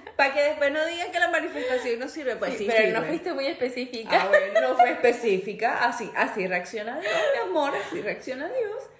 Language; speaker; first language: Spanish; native; Spanish